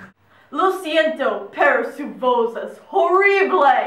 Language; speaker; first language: Spanish; non-native, learner; English